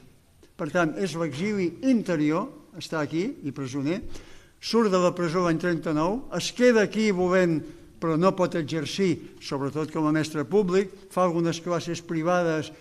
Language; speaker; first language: Catalan; native; Catalan